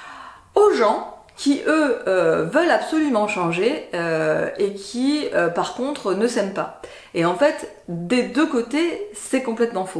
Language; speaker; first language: French; native; French